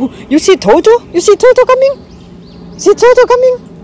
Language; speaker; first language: English; non-native, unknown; Thai